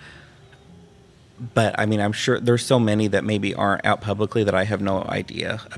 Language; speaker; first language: English; native; English